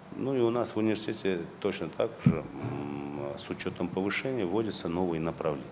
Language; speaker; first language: Russian; non-native, local second language; Uzbek